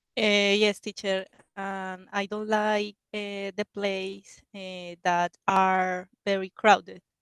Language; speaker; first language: English; non-native, learner; Spanish